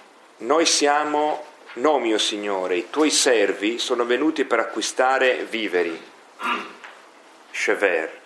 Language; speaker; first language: Italian; native; Italian